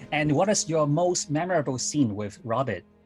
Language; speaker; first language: English; non-native, fluent; Cantonese